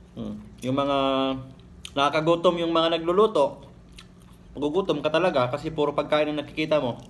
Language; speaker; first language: Filipino; non-native, local second language; Cebuano